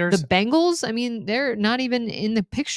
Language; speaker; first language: English; native; English